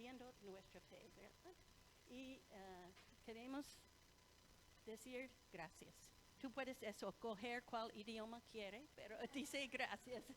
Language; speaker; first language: Spanish; non-native, fluent; English